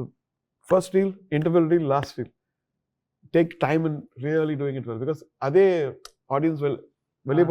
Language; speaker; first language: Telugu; non-native, learner; Tamil